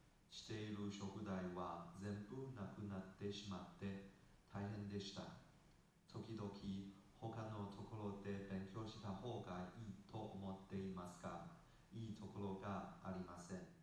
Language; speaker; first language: Japanese; non-native, learner; Chinese